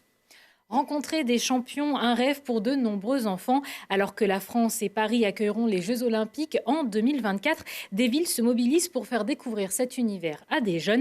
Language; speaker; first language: French; native; French